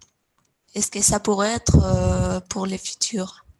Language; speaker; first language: French; non-native, fluent; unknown